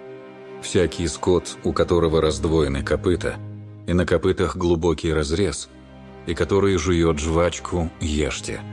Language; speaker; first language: Russian; native; Russian